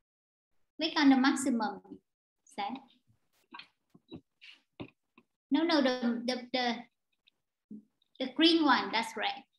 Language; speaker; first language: English; non-native, fluent; Vietnamese